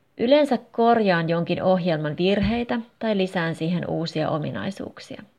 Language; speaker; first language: Finnish; native; Finnish